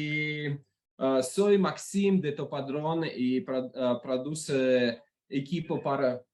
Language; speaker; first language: Spanish; non-native, learner; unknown